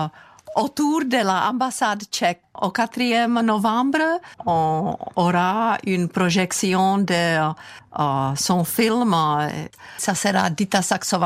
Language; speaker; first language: French; non-native, fluent; Czech